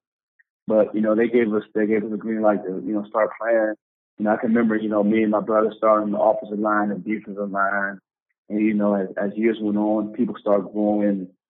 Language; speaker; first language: English; native; English